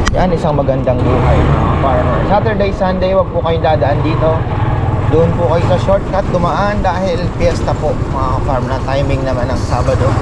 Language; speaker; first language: Filipino; native; Filipino